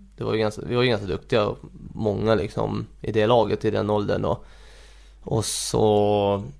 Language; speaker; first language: Swedish; early bilingual, other home language; Hungarian